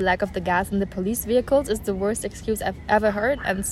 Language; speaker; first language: English; non-native, fluent; German